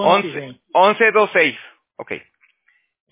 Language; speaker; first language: Spanish; non-native, learner; Portuguese